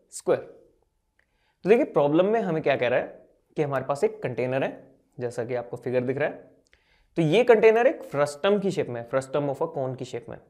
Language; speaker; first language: Hindi; native; Hindi